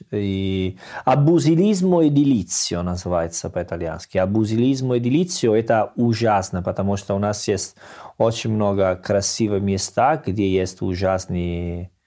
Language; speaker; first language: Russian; non-native, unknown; Italian